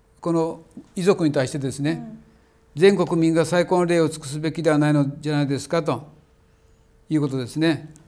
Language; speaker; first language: Japanese; native; Japanese